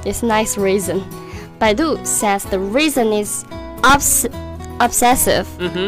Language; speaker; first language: English; non-native, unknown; Chinese